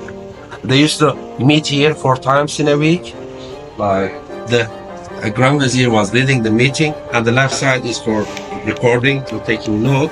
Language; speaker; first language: English; non-native, fluent; Turkish